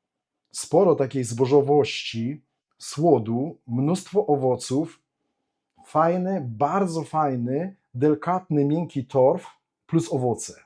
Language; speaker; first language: Polish; native; Polish